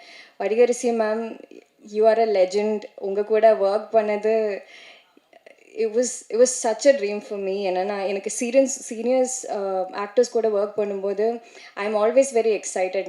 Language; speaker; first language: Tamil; non-native, learner; Malayalam